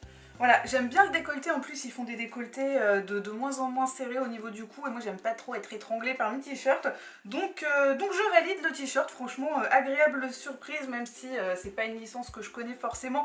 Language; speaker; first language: French; native; French